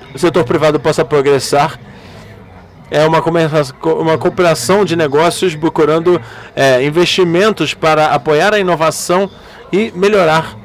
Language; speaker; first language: Portuguese; non-native, learner; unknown